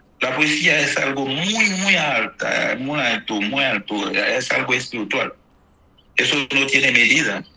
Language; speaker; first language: Spanish; non-native, fluent; Haitian Creole